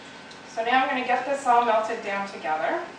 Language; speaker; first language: English; native; English